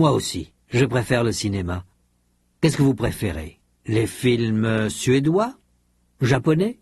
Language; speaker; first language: French; native; French